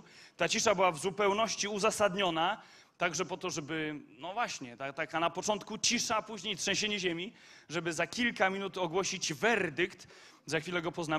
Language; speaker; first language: Polish; native; Polish